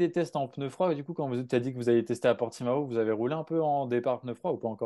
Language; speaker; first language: French; native; French